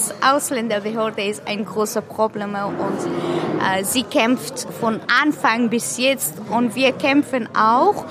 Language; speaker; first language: German; non-native, learner; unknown